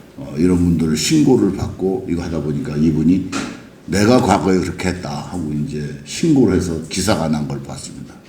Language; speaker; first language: Korean; native; Korean